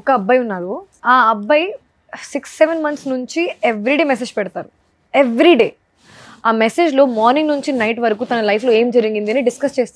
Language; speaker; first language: Telugu; non-native, local second language; Hindi